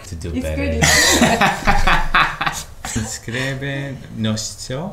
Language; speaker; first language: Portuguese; non-native, learner; Czech